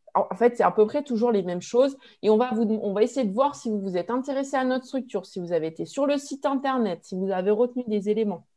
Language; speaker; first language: French; native; French